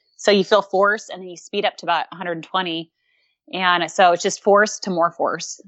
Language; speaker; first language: English; native; English